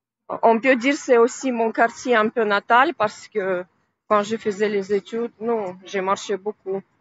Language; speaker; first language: French; non-native, fluent; Russian